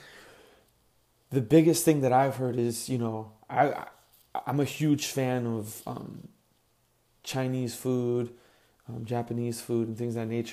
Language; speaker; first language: English; native; English